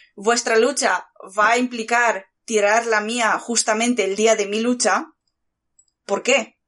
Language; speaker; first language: Spanish; early bilingual, other home language; Bulgarian